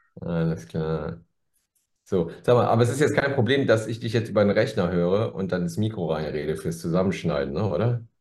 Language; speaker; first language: German; early bilingual, other home language; Korean